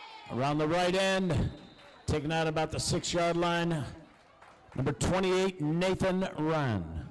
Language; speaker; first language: English; native; English